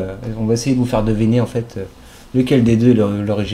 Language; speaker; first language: French; native; French